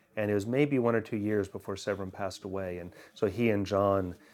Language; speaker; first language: English; native; English